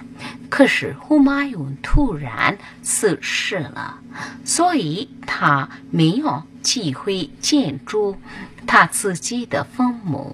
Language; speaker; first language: Chinese; non-native, fluent; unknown